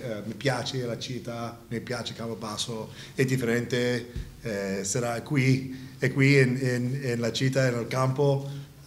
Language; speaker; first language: Italian; non-native, learner; English